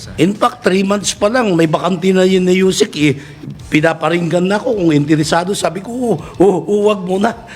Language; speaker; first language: Filipino; non-native, local second language; Waray